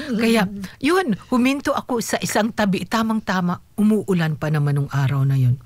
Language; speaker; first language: Filipino; native; Filipino